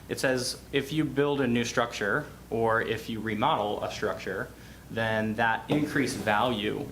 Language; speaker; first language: English; native; English